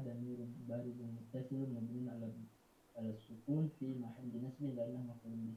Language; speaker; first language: Arabic; non-native, learner; Javanese